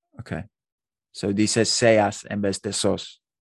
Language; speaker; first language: Spanish; non-native, learner; English